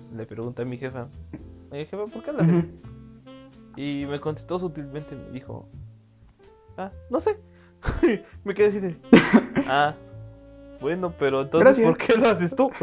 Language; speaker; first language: Spanish; native; Spanish